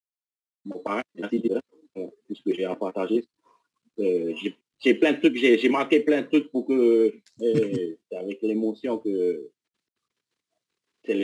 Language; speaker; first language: French; non-native, local second language; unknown